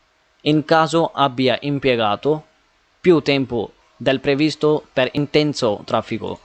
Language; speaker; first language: Italian; non-native, fluent; Punjabi